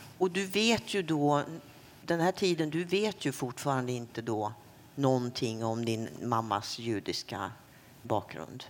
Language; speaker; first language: Swedish; native; Swedish